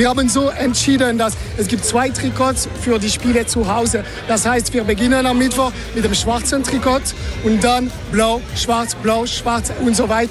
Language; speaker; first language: German; non-native, learner; French